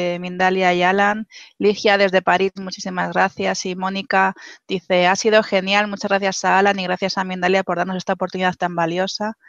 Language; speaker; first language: Spanish; native; Spanish